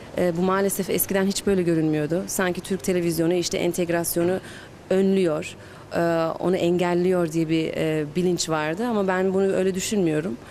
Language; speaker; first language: Turkish; early bilingual, heritage; Turkish